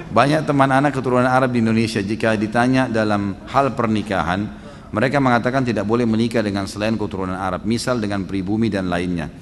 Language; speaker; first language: Indonesian; native; Indonesian